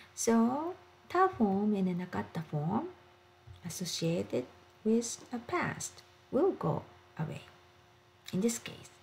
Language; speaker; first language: English; non-native, fluent; Japanese